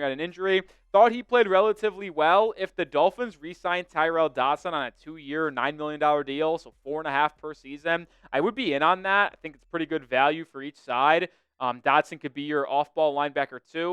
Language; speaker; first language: English; native; English